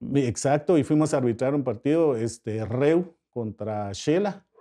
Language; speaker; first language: Spanish; native; Spanish